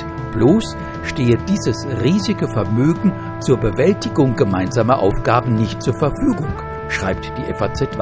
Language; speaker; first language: German; native; German